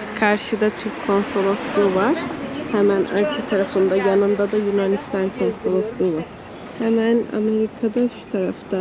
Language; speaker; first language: Turkish; native; Turkish